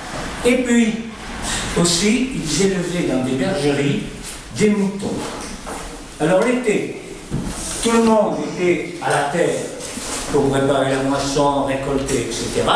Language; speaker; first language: French; native; French